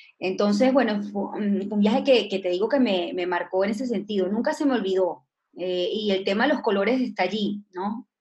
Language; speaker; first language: Spanish; native; Spanish